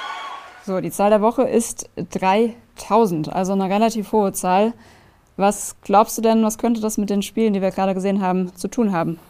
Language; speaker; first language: German; native; German